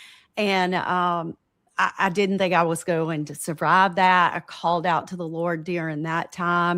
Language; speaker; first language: English; native; English